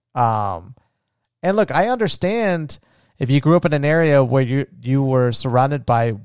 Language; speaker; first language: English; native; English